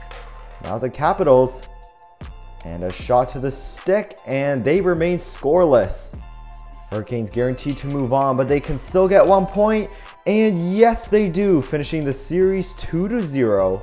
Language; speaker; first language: English; native; English